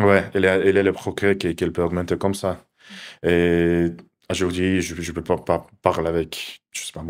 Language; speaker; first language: French; non-native, fluent; Russian